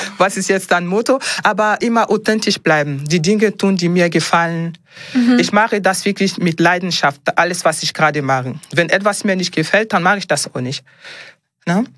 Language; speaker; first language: German; non-native, fluent; French